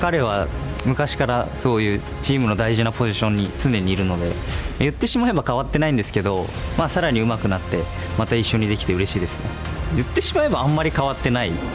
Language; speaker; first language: Japanese; native; Japanese